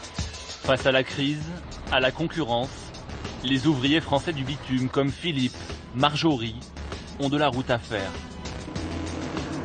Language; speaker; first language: French; native; French